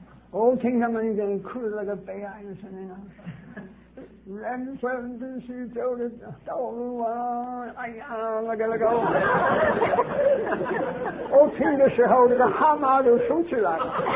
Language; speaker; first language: Chinese; non-native, fluent; English